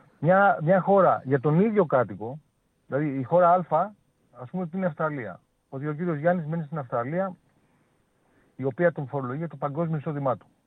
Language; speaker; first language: Greek; native; Greek